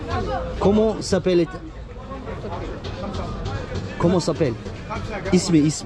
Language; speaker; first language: French; non-native, learner; Turkish